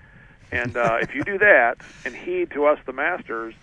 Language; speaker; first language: English; native; English